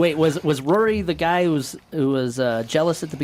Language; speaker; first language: English; native; English